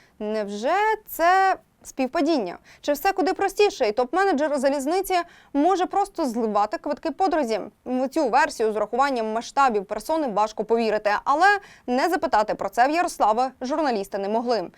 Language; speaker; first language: Ukrainian; native; Ukrainian